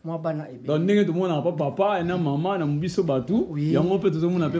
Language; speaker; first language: French; non-native, local second language; Lingala